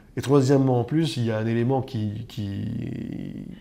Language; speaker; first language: French; native; French